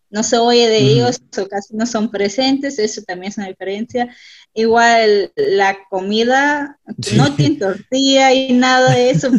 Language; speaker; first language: Spanish; non-native, fluent; German